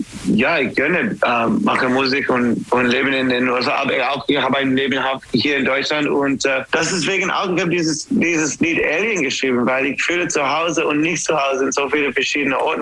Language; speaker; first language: German; non-native, learner; English